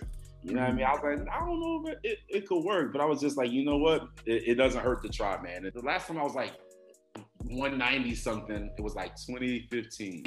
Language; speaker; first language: English; native; English